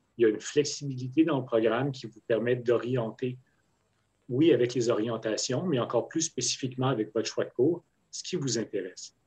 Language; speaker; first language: French; native; French